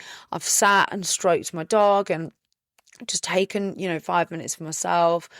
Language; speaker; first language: English; native; English